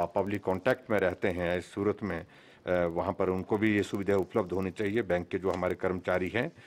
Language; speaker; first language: Hindi; native; Hindi